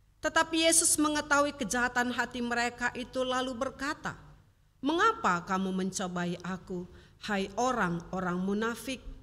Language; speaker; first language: Indonesian; native; Indonesian